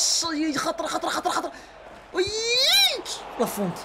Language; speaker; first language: Arabic; native; Arabic